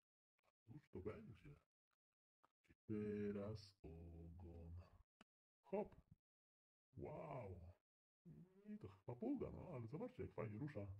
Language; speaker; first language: Polish; native; Polish